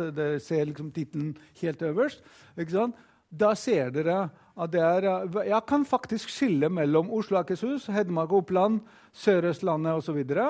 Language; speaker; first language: Norwegian; non-native, fluent; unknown